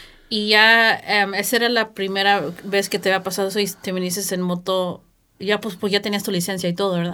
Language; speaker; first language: Spanish; early bilingual, heritage; Spanish